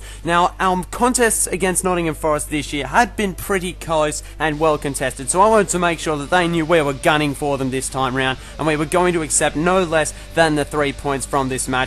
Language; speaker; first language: English; native; English